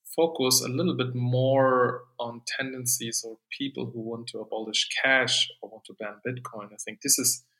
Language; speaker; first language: English; non-native, fluent; German